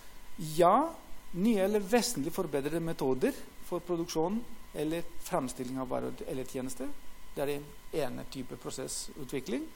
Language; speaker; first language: Norwegian; non-native, fluent; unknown